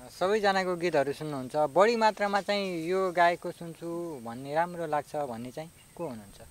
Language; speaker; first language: Nepali; native; Nepali